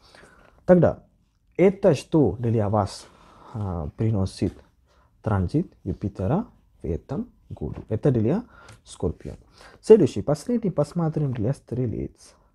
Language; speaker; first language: Russian; non-native, learner; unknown